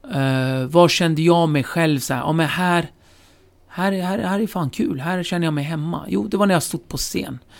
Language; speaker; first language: Swedish; early bilingual, other home language; Kurdish